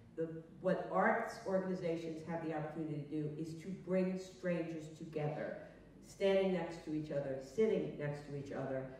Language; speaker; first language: English; native; English